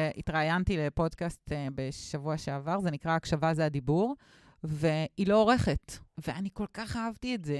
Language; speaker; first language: Hebrew; native; Hebrew